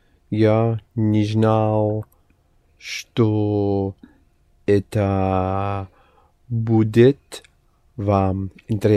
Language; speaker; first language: Russian; non-native, learner; English